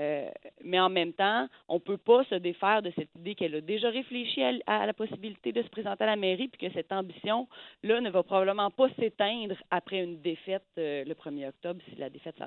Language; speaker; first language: French; native; French